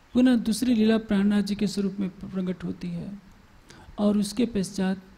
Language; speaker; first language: Hindi; native; Hindi